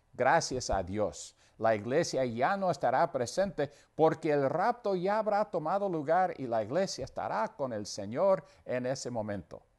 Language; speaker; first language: Spanish; non-native, fluent; English